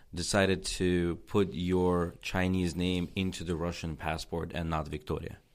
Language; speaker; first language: English; non-native, fluent; Tajik